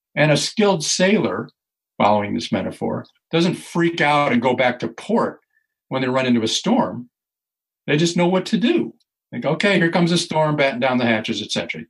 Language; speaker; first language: English; native; English